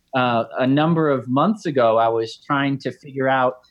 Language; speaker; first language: English; native; English